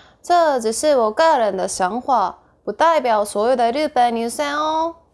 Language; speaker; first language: Chinese; non-native, fluent; Japanese